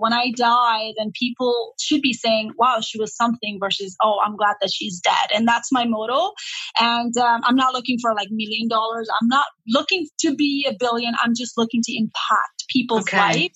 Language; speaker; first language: English; non-native, local second language; Nepali